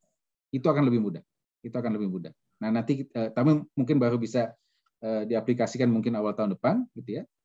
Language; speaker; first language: Indonesian; native; Indonesian